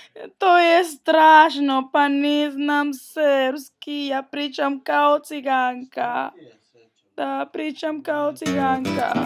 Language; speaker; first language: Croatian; non-native, learner; Spanish